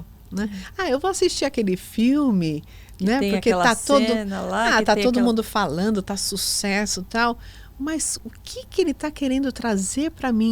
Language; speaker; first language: Portuguese; native; Portuguese